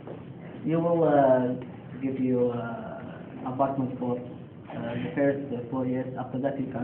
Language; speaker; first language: English; non-native, learner; Arabic